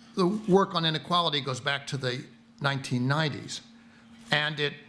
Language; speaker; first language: English; native; English